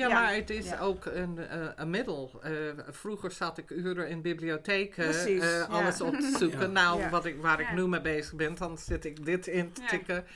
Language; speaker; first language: Dutch; non-native, fluent; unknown